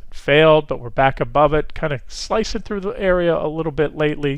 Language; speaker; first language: English; native; English